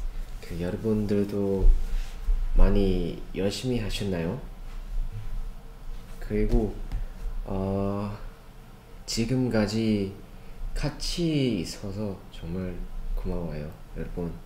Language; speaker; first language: Korean; non-native, learner; Thai